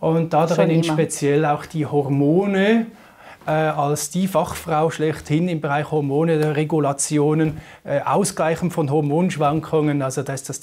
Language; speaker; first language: German; native; German